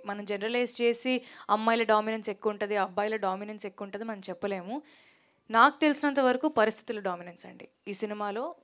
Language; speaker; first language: Telugu; native; Telugu